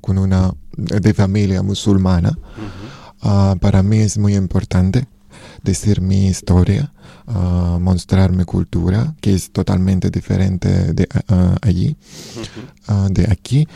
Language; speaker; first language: Spanish; non-native, learner; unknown